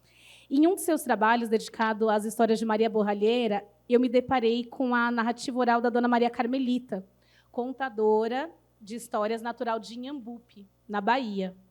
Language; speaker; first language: Portuguese; native; Portuguese